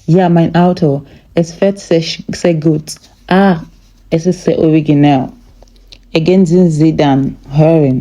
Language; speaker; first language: German; non-native, fluent; English